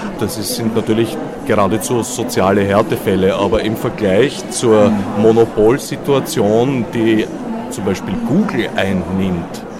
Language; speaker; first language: German; native; German